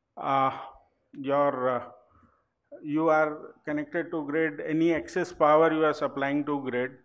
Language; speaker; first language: English; non-native, local second language; Hindi